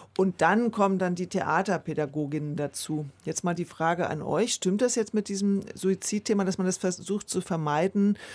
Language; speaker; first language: German; native; German